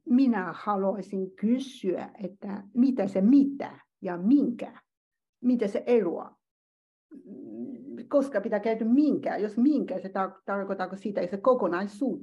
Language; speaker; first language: Finnish; non-native, learner; Chinese